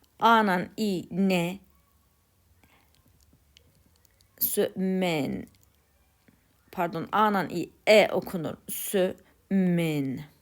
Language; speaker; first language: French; non-native, fluent; Turkish